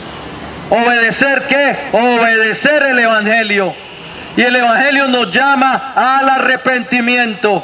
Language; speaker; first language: Spanish; native; Spanish